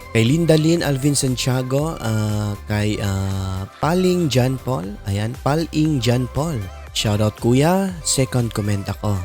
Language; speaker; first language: Filipino; non-native, local second language; Cebuano